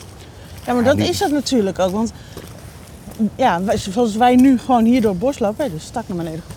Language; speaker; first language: Dutch; native; Dutch